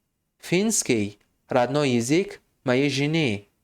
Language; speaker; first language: Russian; non-native, fluent; Tajik